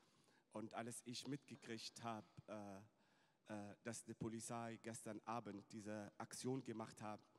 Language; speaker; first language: German; non-native, fluent; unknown